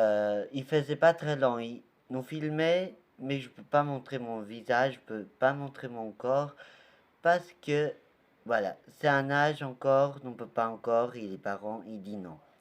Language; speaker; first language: French; non-native, learner; Portuguese